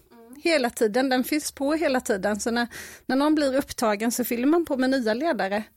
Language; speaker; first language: Swedish; native; Swedish